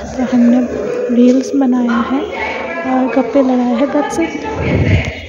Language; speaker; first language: Hindi; non-native, local second language; Bangla